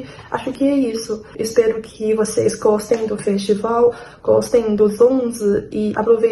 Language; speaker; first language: Portuguese; non-native, fluent; Chinese